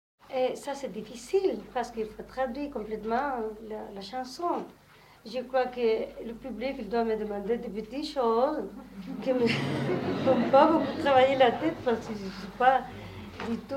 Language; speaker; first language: French; non-native, learner; Spanish